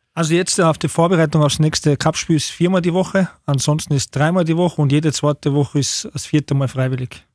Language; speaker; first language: German; native; German